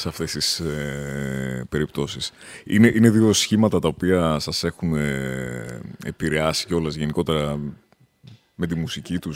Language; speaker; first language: Greek; native; Greek